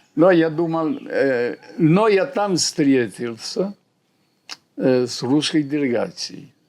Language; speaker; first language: Russian; non-native, fluent; Spanish